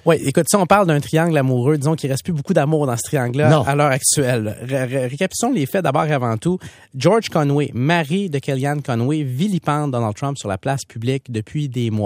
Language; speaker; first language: French; native; French